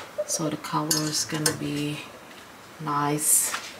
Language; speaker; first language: English; non-native, fluent; Indonesian